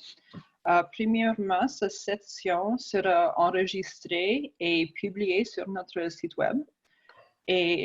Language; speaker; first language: French; non-native, fluent; English